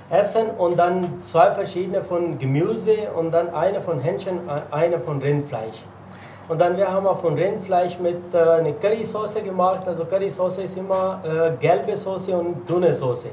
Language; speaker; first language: German; non-native, learner; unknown